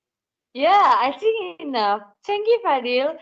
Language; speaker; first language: English; non-native, learner; Indonesian